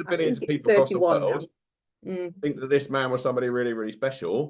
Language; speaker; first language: English; native; English